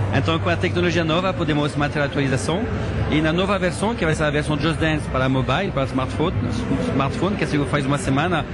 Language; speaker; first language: Portuguese; non-native, fluent; French